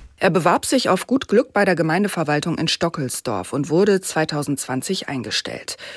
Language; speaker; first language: German; native; German